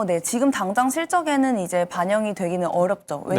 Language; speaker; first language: Korean; native; Korean